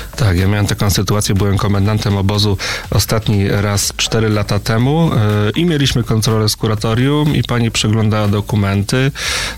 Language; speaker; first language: Polish; native; Polish